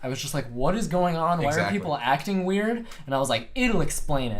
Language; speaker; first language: English; native; English